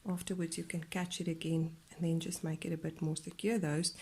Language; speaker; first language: English; non-native, local second language; Afrikaans